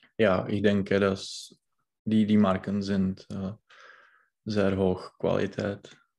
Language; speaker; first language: German; non-native, learner; Czech